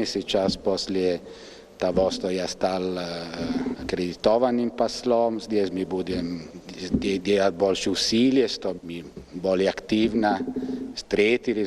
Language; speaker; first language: Russian; non-native, fluent; Italian